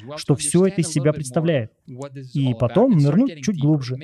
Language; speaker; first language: Russian; non-native, fluent; Spanish